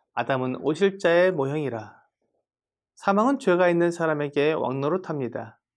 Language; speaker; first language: Korean; native; Korean